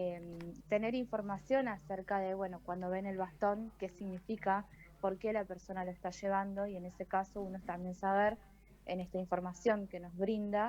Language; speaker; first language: Spanish; native; Spanish